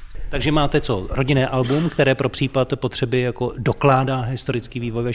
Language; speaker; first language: Czech; native; Czech